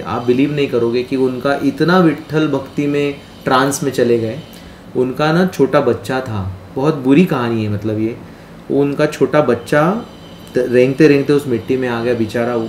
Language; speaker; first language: Hindi; non-native, local second language; Marathi